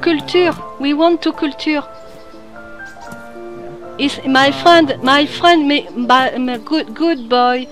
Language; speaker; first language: English; non-native, learner; French